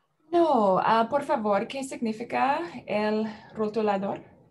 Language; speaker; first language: Spanish; non-native, learner; English